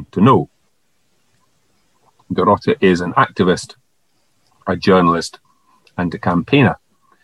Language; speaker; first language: English; native; English